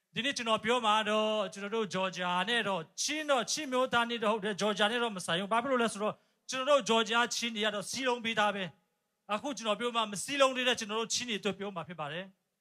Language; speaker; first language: Burmese; non-native, local second language; Hakha Chin